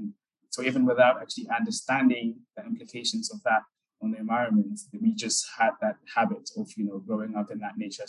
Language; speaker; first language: English; non-native, local second language; Akan